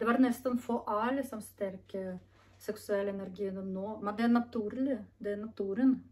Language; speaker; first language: Norwegian; non-native, learner; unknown